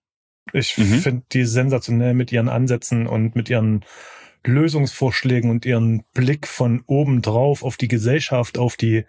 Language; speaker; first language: German; native; German